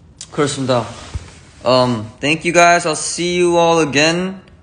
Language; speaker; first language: English; early bilingual, other home language; Korean